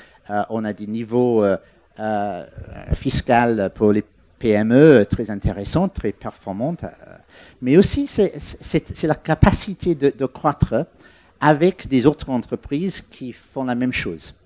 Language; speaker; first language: French; non-native, fluent; English